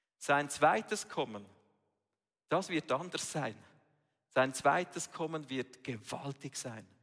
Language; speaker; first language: German; native; German